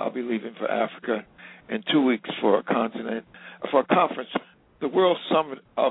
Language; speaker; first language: English; native; English